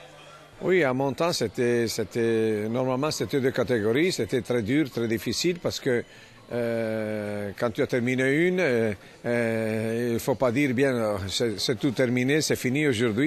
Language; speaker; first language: French; non-native, fluent; Italian